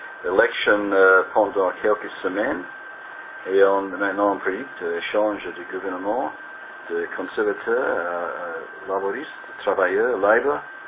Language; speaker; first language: French; non-native, learner; English